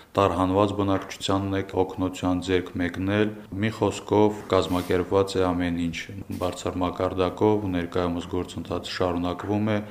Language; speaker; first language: Armenian; native; Armenian